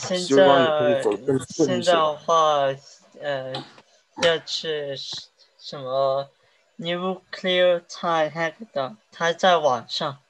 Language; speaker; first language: Chinese; early bilingual, heritage; Chinese